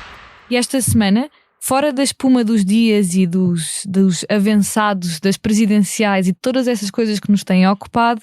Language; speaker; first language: Portuguese; native; Portuguese